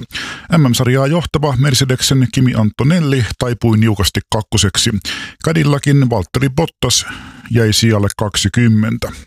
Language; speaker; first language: Finnish; native; Finnish